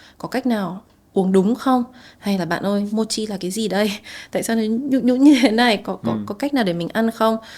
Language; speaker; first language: Vietnamese; native; Vietnamese